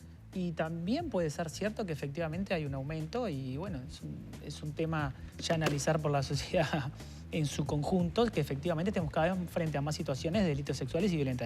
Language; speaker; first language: Spanish; native; Spanish